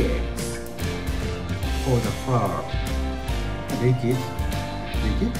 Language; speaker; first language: English; non-native, local second language; Filipino